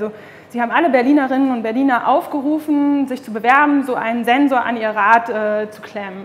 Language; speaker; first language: German; native; German